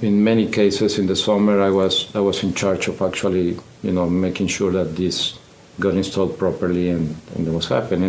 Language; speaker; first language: English; non-native, fluent; Spanish